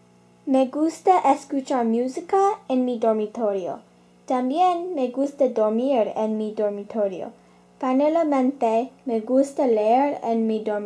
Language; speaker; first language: Spanish; non-native, learner; English